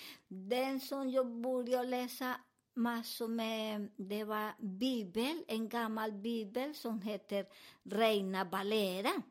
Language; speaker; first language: Swedish; non-native, learner; Spanish